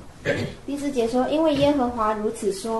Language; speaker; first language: Chinese; native; Chinese